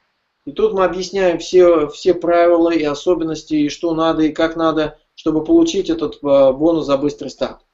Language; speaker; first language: Russian; native; Russian